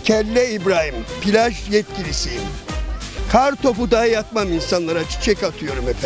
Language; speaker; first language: Turkish; native; Turkish